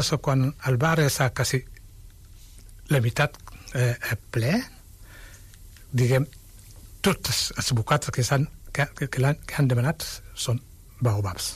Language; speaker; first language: Catalan; non-native, fluent; Wolof